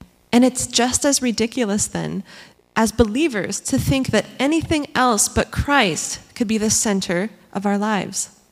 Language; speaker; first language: English; native; English